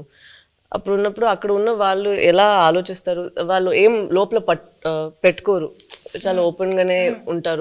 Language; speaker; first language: Telugu; non-native, fluent; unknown